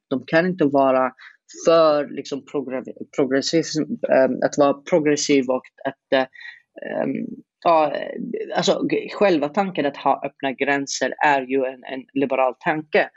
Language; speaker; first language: Swedish; non-native, fluent; Arabic